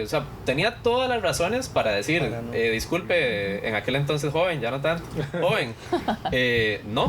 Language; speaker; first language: Spanish; native; Spanish